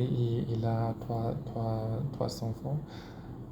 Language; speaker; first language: French; non-native, learner; Chinese